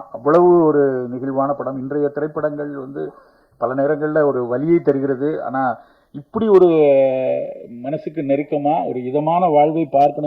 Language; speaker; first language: Tamil; native; Tamil